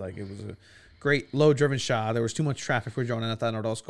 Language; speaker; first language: English; early bilingual, other home language; Spanish